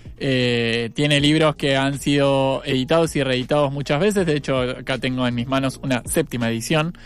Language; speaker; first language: Spanish; native; Spanish